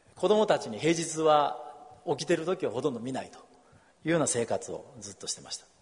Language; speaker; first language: Japanese; native; Japanese